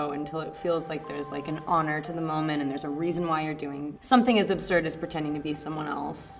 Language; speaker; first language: English; native; English